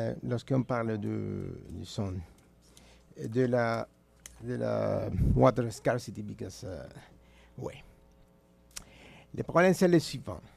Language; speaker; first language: French; non-native, fluent; Spanish